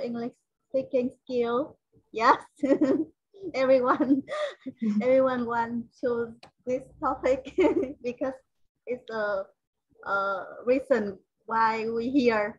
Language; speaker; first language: English; non-native, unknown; Vietnamese